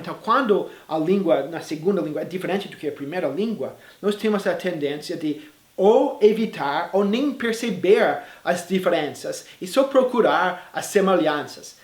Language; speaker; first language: Portuguese; non-native, fluent; English